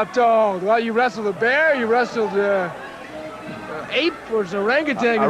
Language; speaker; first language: English; native; English